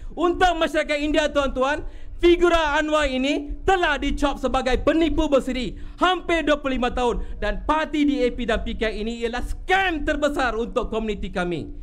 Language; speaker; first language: Malay; non-native, local second language; Tamil